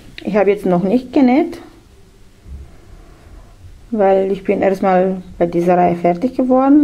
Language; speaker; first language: German; non-native, fluent; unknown